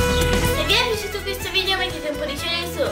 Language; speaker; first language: Italian; native; Italian